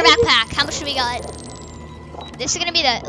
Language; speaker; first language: English; native; English